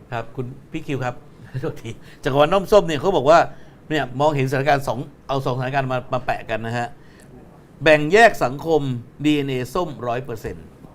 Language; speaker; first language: Thai; native; Thai